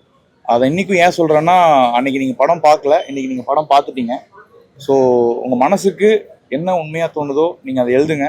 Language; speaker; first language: Tamil; native; Tamil